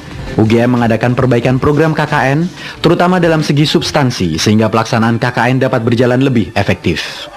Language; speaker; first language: Indonesian; native; Indonesian